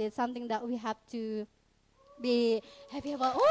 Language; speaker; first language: English; non-native, fluent; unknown